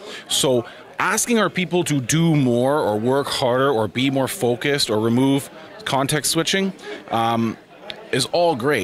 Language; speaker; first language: English; native; English